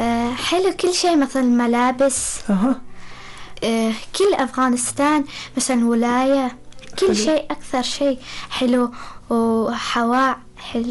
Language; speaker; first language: Arabic; non-native, learner; Persian